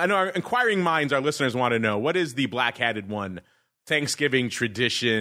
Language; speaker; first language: English; native; English